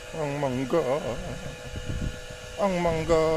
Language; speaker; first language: Filipino; non-native, local second language; Pangasinan